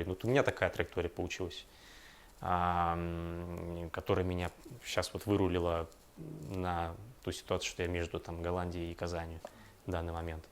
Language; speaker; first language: Russian; native; Russian